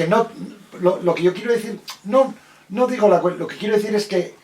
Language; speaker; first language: Spanish; native; Spanish